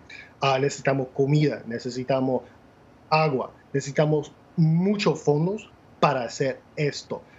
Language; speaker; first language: Spanish; non-native, fluent; English